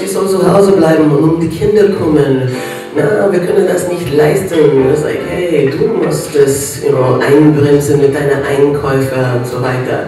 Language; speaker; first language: German; non-native, fluent; English